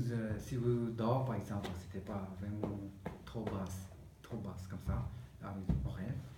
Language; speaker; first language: French; non-native, learner; Tibetan